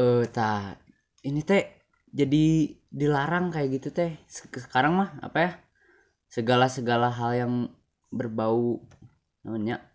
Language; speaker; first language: Indonesian; non-native, local second language; Sundanese